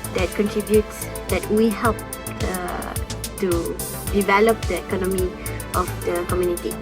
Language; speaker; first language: English; non-native, local second language; Malay